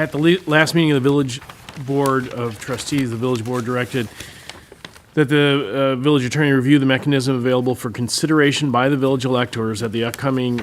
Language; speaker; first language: English; native; English